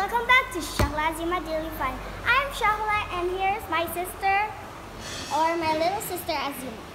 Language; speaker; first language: English; early bilingual, other home language; Indonesian